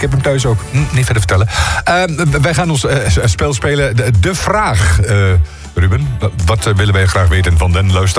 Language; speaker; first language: Dutch; native; Dutch